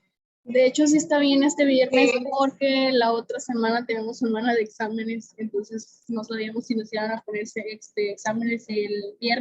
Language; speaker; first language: Spanish; native; Spanish